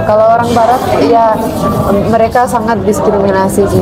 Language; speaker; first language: Indonesian; non-native, fluent; Finnish